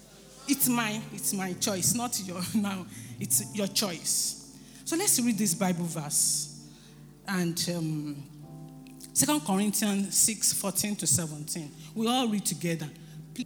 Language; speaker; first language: English; non-native, local second language; Yoruba